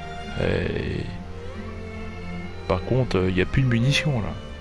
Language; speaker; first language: French; native; French